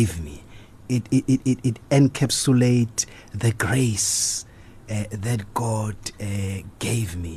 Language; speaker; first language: English; non-native, local second language; Zulu